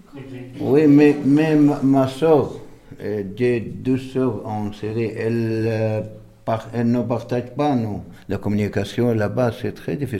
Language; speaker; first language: French; non-native, learner; Arabic